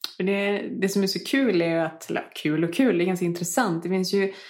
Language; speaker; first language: Swedish; native; Swedish